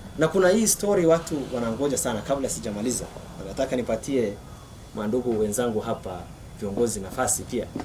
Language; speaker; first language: Swahili; non-native, local second language; Somali